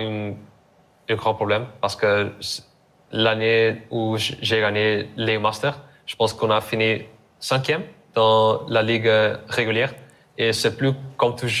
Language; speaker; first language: French; non-native, learner; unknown